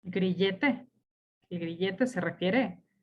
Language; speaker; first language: Spanish; native; Spanish